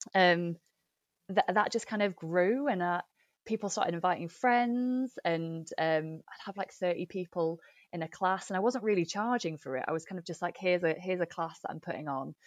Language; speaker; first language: English; native; English